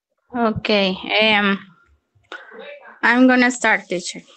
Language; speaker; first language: English; non-native, learner; Spanish